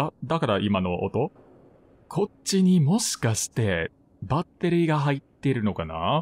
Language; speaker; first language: Japanese; non-native, fluent; English